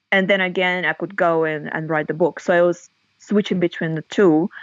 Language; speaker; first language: English; non-native, fluent; Russian